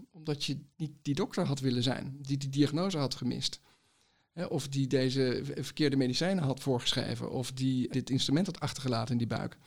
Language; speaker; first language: Dutch; native; Dutch